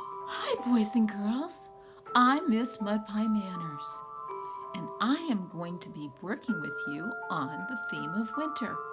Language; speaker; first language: English; native; English